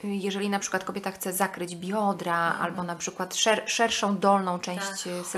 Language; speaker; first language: Polish; native; Polish